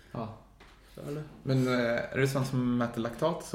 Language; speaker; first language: Swedish; native; Swedish